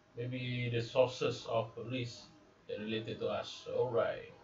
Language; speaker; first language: English; non-native, local second language; Malay